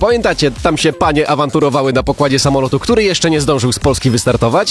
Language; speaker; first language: Polish; native; Polish